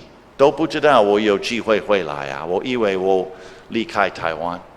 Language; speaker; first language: Chinese; non-native, fluent; English